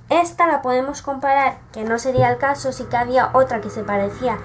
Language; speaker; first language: Spanish; native; Spanish